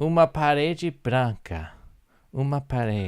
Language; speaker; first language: Portuguese; non-native, learner; English